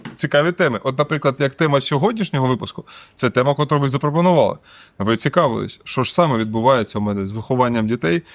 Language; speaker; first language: Ukrainian; non-native, local second language; Russian